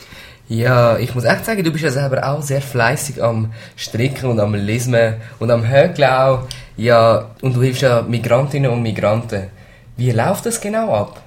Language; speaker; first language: German; native; German